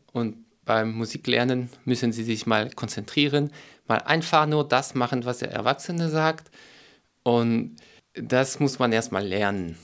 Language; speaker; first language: German; non-native, fluent; French